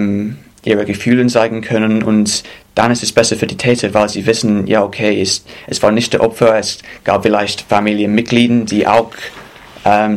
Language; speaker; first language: German; non-native, fluent; English